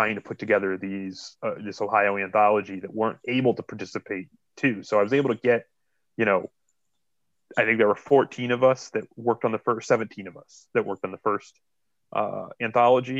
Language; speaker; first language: English; native; English